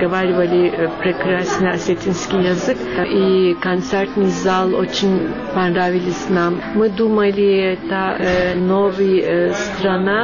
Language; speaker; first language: Russian; non-native, learner; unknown